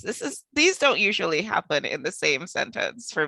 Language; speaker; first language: English; native; English